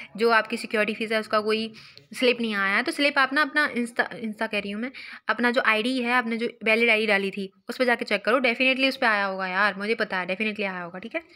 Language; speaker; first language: Hindi; native; Hindi